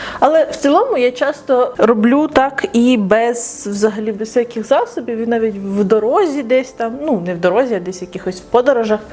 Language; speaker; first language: Ukrainian; non-native, local second language; Russian